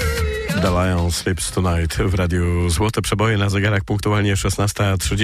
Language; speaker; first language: Polish; native; Polish